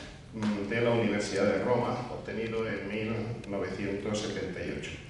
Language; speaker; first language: Spanish; native; Spanish